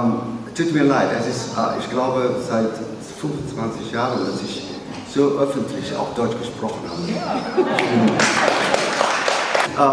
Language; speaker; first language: German; non-native, learner; Somali